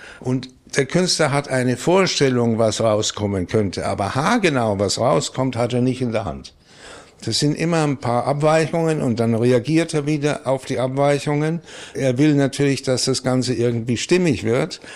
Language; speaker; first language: German; native; German